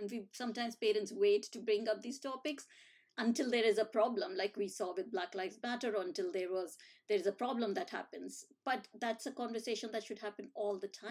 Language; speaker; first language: English; non-native, local second language; Hindi